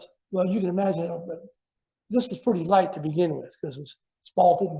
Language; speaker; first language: English; native; English